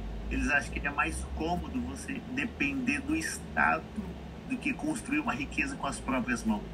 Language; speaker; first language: Portuguese; native; Portuguese